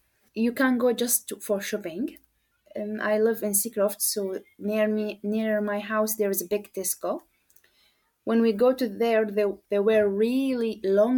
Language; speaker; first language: English; non-native, learner; Arabic